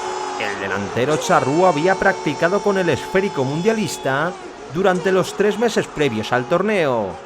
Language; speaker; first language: Spanish; native; Spanish